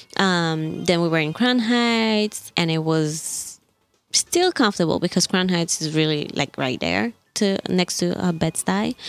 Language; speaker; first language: English; non-native, fluent; French